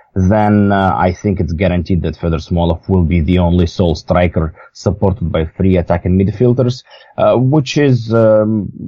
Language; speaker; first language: English; non-native, fluent; Russian